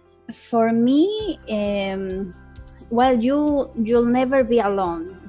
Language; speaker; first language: English; non-native, learner; Spanish